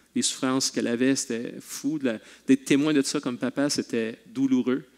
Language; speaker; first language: French; native; French